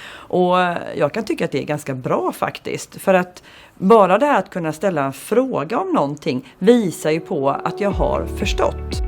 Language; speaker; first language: Swedish; native; Swedish